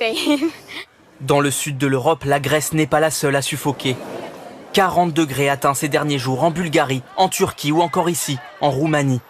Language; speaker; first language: French; native; French